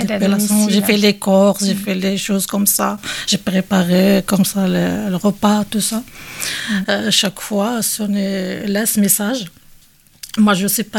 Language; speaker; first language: French; non-native, learner; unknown